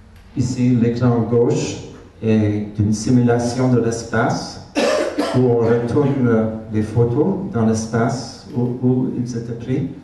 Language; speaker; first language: French; non-native, fluent; Hungarian